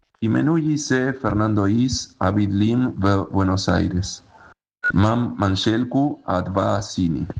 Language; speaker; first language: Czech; non-native, learner; Spanish